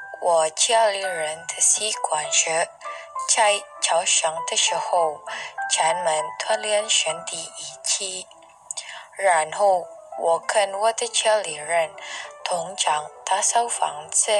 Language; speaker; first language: Chinese; non-native, learner; Indonesian